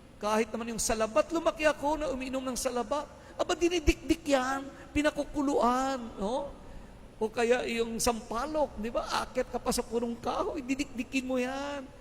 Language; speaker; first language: Filipino; non-native, local second language; Hiligaynon